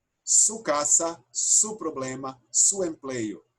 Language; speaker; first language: Spanish; non-native, fluent; Portuguese